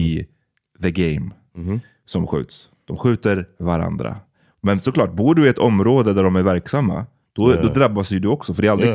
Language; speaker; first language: Swedish; native; Swedish